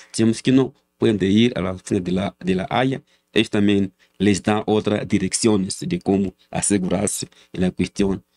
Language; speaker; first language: Spanish; non-native, learner; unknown